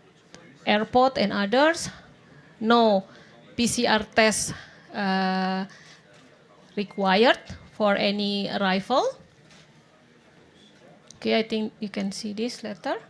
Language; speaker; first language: English; non-native, fluent; Indonesian